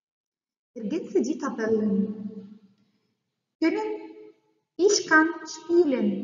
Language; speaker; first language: German; non-native, learner; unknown